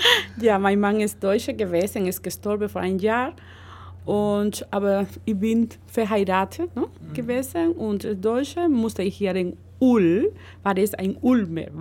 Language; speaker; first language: German; non-native, learner; Spanish